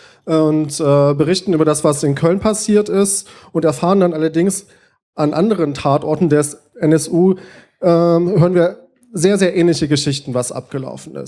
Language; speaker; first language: German; native; German